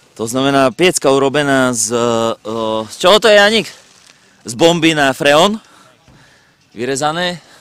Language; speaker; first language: Slovak; native; Slovak